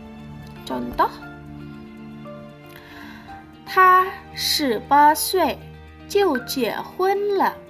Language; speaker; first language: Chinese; non-native, fluent; Indonesian